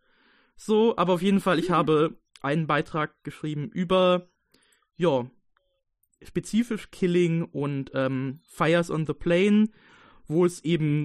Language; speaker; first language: German; native; German